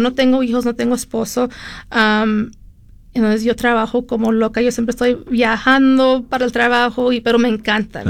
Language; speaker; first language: Spanish; early bilingual, heritage; Spanish